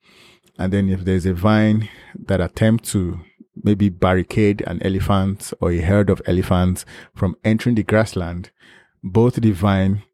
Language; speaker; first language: English; non-native, local second language; Yoruba